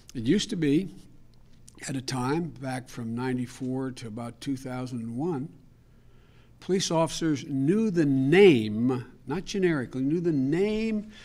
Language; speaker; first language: English; native; English